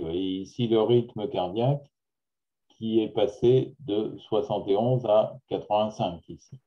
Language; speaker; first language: French; native; French